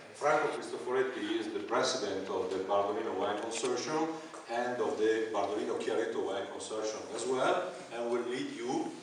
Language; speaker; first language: English; non-native, fluent; Italian